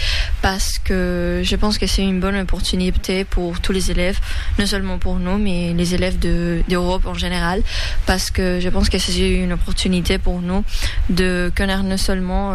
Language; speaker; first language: French; non-native, learner; Spanish